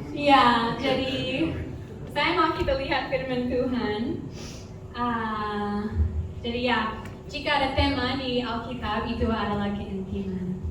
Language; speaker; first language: Indonesian; non-native, fluent; English